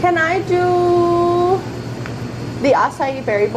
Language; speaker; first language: English; early bilingual, other home language; Spanish